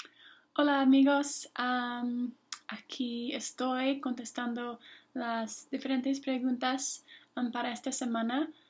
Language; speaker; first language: Spanish; non-native, fluent; English